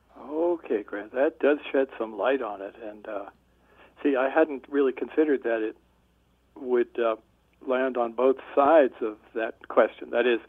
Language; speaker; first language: English; native; English